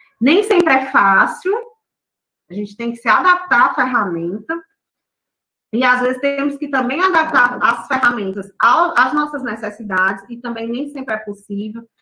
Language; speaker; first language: Portuguese; non-native, local second language; Kabuverdianu